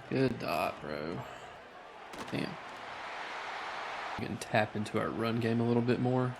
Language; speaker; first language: English; native; English